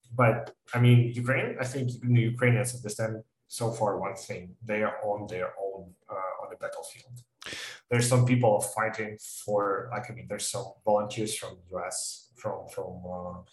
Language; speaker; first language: English; non-native, fluent; Ukrainian